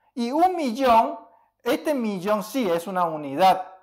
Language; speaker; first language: Spanish; early bilingual, other home language; Chinese